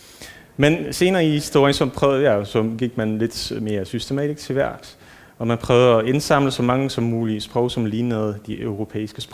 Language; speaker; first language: Danish; non-native, fluent; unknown